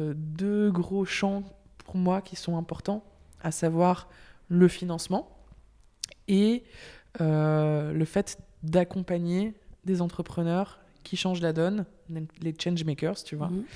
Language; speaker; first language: French; native; French